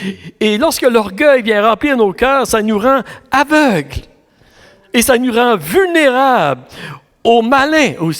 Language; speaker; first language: French; native; French